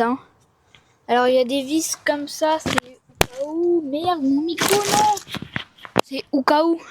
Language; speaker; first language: French; native; French